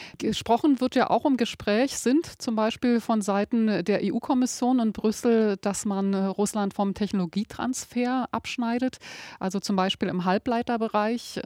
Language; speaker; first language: German; native; German